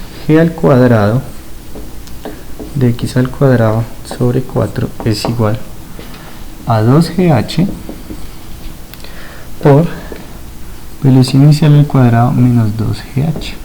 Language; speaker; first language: Spanish; native; Spanish